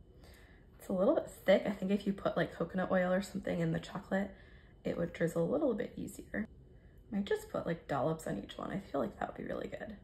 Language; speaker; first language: English; native; English